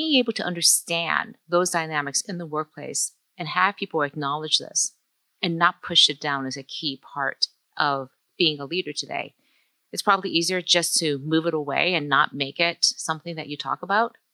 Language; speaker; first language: English; early bilingual, other home language; Chinese